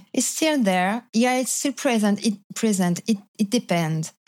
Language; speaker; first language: English; non-native, fluent; French